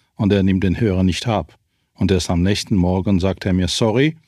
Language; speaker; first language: German; non-native, fluent; Ukrainian